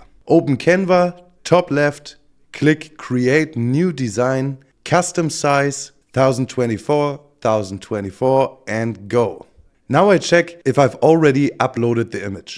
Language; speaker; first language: English; non-native, fluent; German